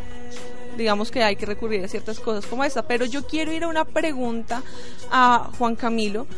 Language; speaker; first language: Spanish; native; Spanish